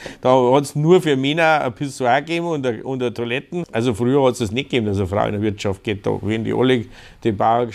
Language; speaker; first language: German; native; German